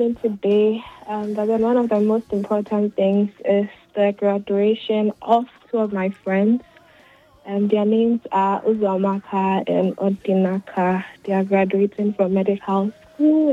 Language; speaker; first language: English; non-native, local second language; Akan